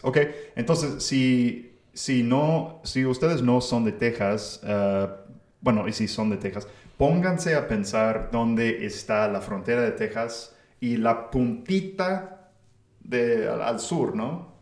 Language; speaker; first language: Spanish; non-native, fluent; English